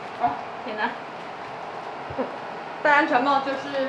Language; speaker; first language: Chinese; native; Chinese